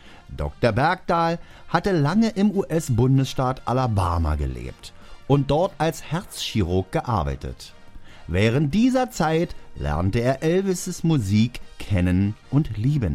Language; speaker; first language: German; native; German